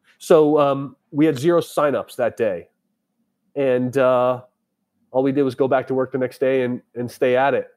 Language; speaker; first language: English; native; English